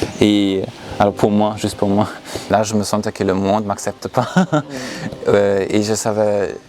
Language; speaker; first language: French; non-native, fluent; German